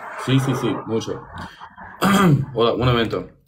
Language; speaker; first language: Spanish; non-native, learner; Russian